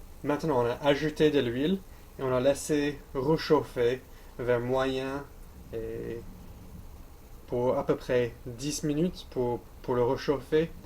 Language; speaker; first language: French; non-native, learner; English